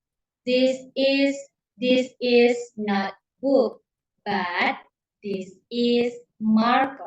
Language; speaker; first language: English; non-native, learner; Indonesian